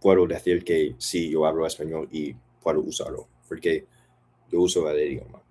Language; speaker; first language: Spanish; non-native, learner; English